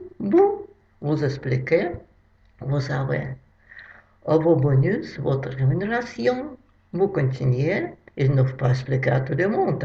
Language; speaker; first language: French; non-native, fluent; Russian